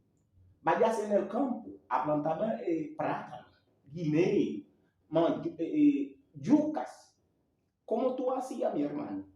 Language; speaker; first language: Spanish; non-native, learner; Haitian Creole